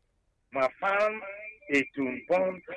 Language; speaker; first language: French; non-native, learner; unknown